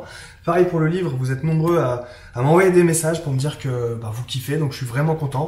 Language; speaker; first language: French; native; French